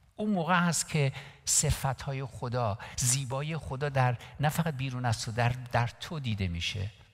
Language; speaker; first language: Persian; non-native, local second language; Armenian